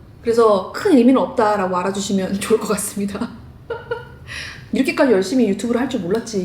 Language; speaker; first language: Korean; native; Korean